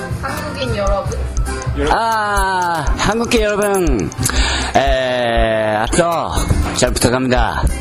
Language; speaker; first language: Korean; non-native, learner; Japanese